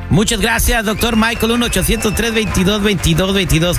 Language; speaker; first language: Spanish; native; Spanish